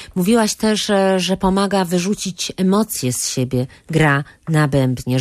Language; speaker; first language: Polish; native; Polish